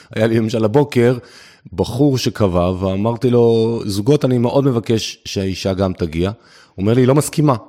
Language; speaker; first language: Hebrew; native; Hebrew